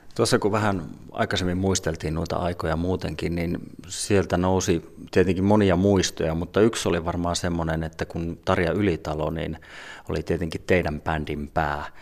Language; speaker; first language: Finnish; native; Finnish